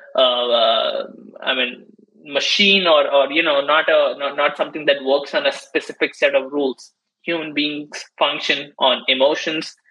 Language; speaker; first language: English; non-native, local second language; Hindi